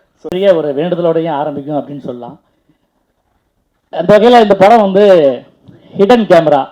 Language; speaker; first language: Tamil; native; Tamil